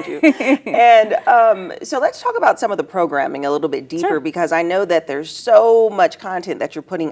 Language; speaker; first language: English; native; English